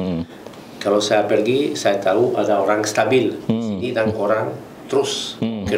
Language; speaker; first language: Indonesian; non-native, learner; Italian